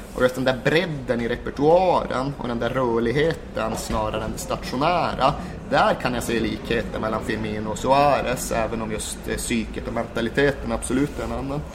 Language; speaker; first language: Swedish; native; Swedish